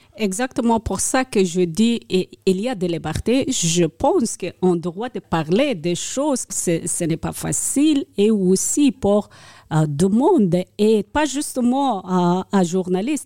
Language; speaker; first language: French; non-native, learner; Persian